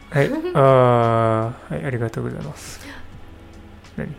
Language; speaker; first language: Japanese; non-native, learner; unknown